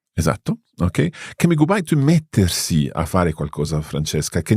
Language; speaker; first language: Italian; non-native, fluent; English